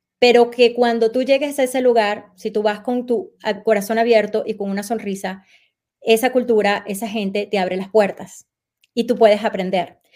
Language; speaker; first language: Spanish; native; Spanish